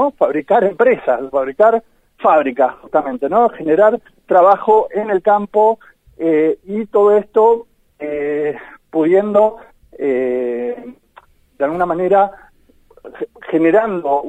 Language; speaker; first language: Spanish; native; Spanish